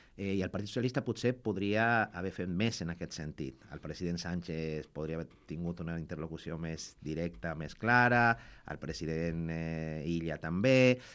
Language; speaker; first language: Catalan; non-native, fluent; Spanish